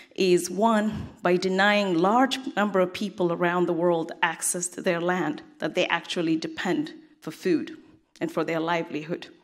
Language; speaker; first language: English; non-native, fluent; Tigrinya